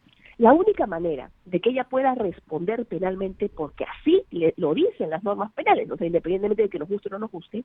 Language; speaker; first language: Spanish; native; Spanish